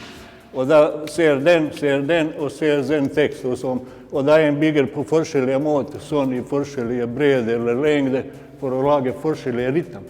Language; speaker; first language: Norwegian; non-native, fluent; Bosnian